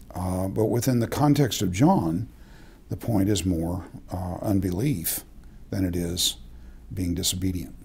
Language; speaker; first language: English; native; English